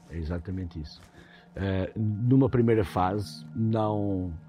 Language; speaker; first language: Portuguese; native; Portuguese